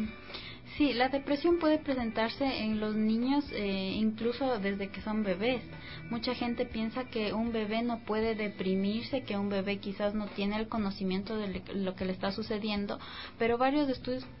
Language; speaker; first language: Spanish; native; Spanish